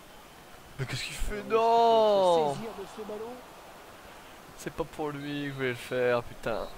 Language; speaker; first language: French; native; French